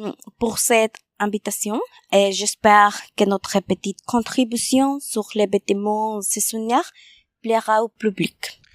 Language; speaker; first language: French; non-native, learner; Spanish